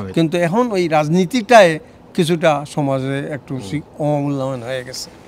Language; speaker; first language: Bangla; native; Bangla